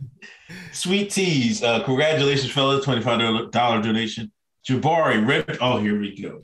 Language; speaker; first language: English; native; English